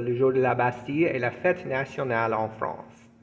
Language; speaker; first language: French; non-native, fluent; English